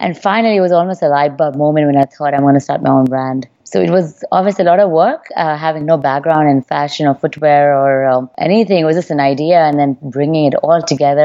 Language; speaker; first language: English; non-native, local second language; Hindi